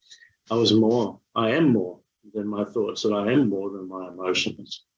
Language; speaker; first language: English; native; English